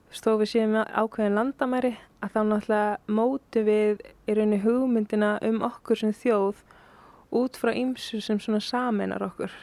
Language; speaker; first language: Icelandic; native; Icelandic